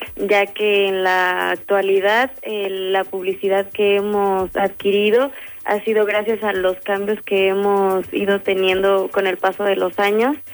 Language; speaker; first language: Spanish; native; Spanish